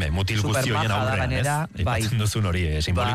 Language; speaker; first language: Basque; native; Basque